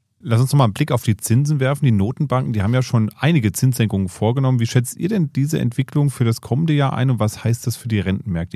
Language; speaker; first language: German; native; German